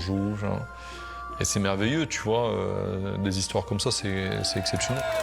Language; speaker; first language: French; native; French